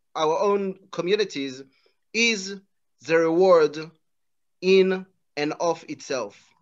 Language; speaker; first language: English; non-native, fluent; Hebrew